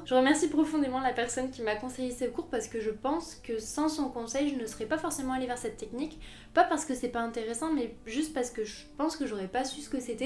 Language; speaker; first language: French; native; French